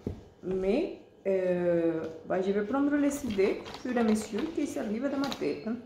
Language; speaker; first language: French; non-native, fluent; Spanish